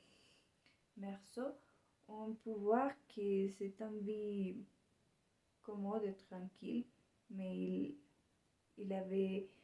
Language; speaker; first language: French; non-native, learner; Spanish